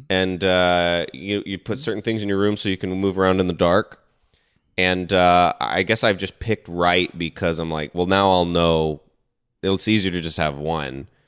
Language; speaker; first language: English; native; English